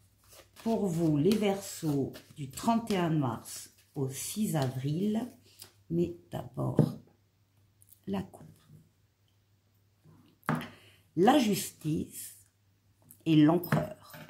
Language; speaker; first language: French; native; French